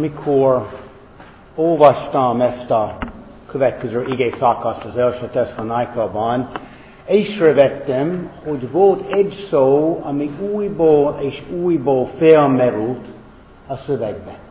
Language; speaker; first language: Hungarian; non-native, fluent; English